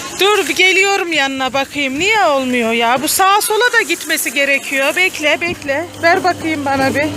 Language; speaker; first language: Turkish; native; Turkish